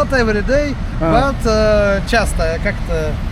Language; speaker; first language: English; non-native, learner; Russian